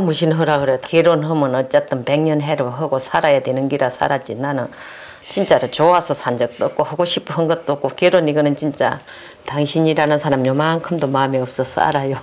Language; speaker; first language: Korean; native; Korean